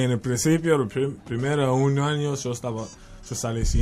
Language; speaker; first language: Spanish; non-native, learner; English